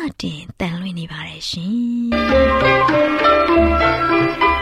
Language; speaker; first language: Burmese; native; Burmese